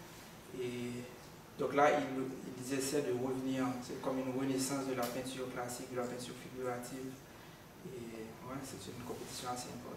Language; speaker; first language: French; non-native, local second language; Haitian Creole